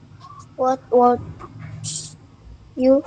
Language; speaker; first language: English; non-native, learner; Indonesian